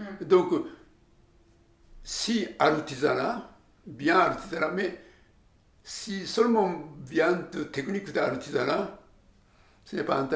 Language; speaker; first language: French; non-native, learner; Japanese